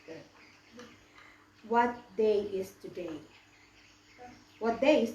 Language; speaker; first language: English; non-native, learner; Indonesian